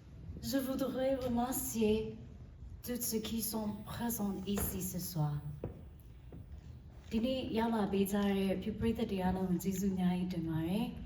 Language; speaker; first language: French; non-native, learner; Burmese